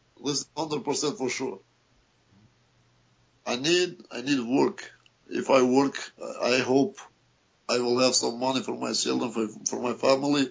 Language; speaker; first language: English; non-native, learner; Albanian